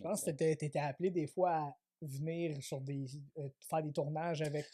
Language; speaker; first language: French; native; French